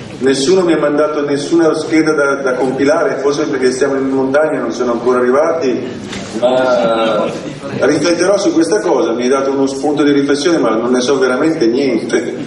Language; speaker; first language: Italian; native; Italian